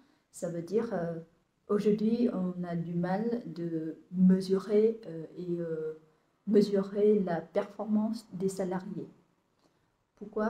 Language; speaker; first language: French; non-native, fluent; Vietnamese